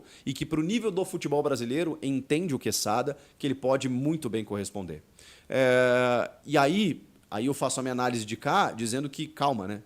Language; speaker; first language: Portuguese; native; Portuguese